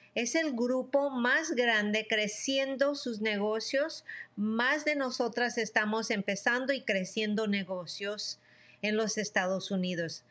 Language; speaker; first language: Spanish; early bilingual, heritage; Spanish